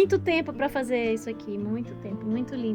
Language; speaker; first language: Portuguese; native; Portuguese